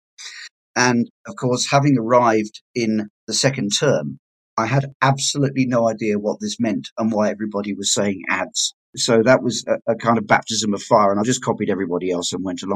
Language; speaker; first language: English; native; English